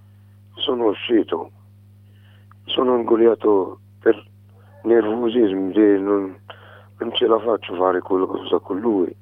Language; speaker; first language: Italian; non-native, learner; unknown